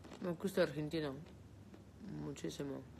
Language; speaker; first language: Spanish; non-native, learner; Russian